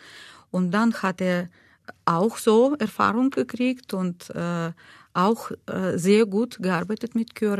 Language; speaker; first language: German; non-native, learner; Russian